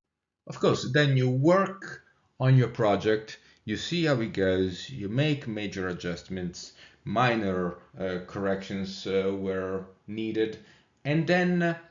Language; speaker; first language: English; non-native, fluent; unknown